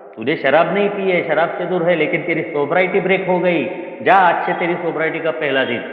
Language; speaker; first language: Hindi; non-native, local second language; Marathi